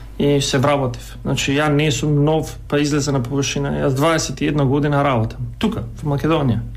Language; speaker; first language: Macedonian; non-native, local second language; Albanian